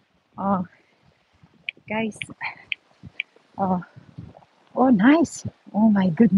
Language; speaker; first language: English; non-native, learner; Filipino